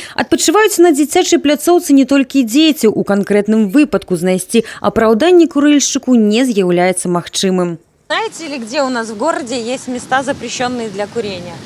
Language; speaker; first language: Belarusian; native; Belarusian